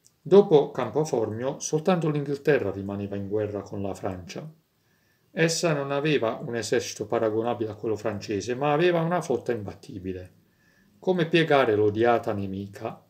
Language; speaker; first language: Italian; native; Italian